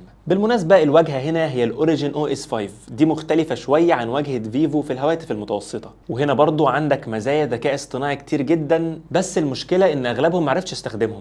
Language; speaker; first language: Arabic; native; Arabic